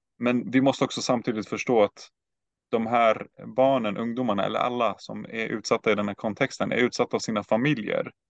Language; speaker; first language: Swedish; early bilingual, other home language; Turkish